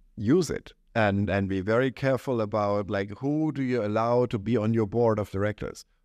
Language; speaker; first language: English; non-native, fluent; German